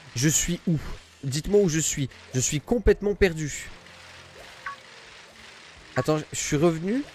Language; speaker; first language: French; native; French